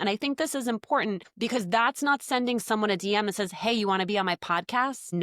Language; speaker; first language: English; native; English